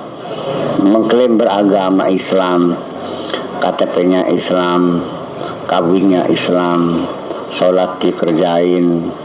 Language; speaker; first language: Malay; non-native, local second language; Javanese